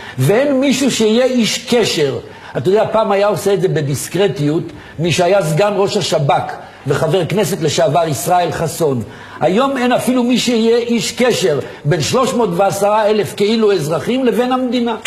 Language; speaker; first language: Hebrew; non-native, local second language; Arabic